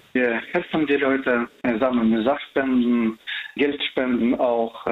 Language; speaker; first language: German; non-native, fluent; Russian